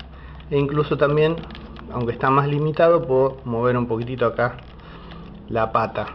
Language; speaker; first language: Spanish; native; Spanish